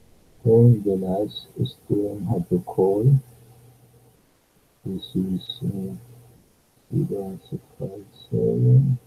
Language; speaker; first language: English; non-native, learner; Spanish